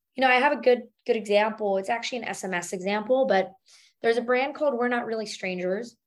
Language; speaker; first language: English; non-native, fluent; German